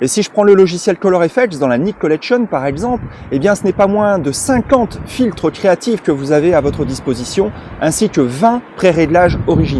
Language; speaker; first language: French; native; French